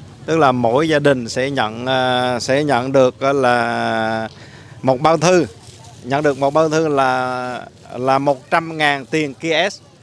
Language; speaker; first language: Vietnamese; native; Vietnamese